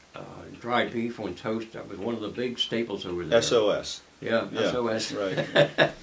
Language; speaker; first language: English; native; English